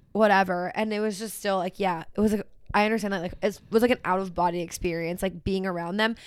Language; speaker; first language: English; native; English